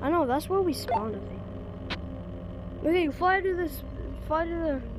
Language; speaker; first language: English; native; English